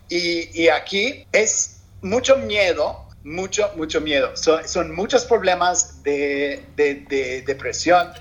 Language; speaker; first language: Spanish; non-native, learner; English